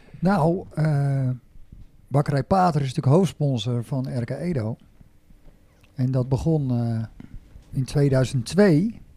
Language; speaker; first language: Dutch; native; Dutch